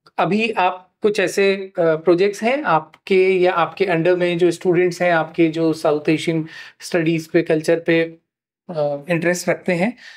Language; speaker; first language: Hindi; native; Hindi